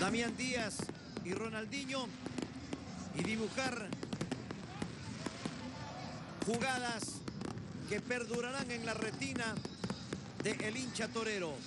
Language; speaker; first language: Spanish; native; Spanish